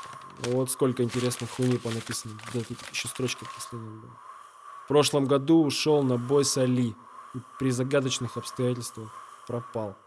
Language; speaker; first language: Russian; native; Russian